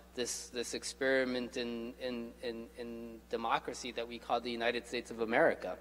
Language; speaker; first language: English; native; English